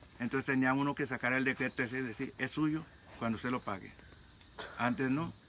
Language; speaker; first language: Spanish; native; Spanish